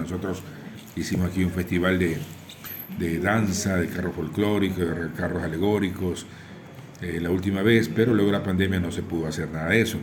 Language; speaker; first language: Spanish; native; Spanish